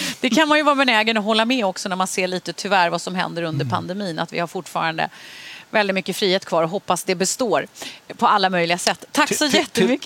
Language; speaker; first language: Swedish; native; Swedish